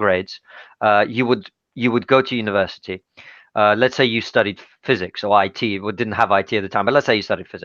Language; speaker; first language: English; non-native, fluent; Russian